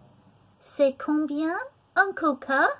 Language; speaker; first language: French; non-native, fluent; English